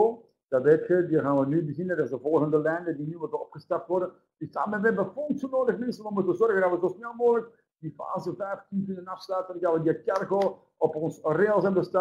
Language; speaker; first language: Dutch; native; Dutch